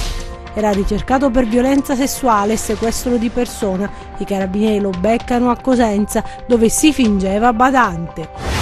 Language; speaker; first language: Italian; native; Italian